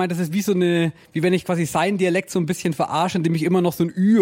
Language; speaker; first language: German; native; German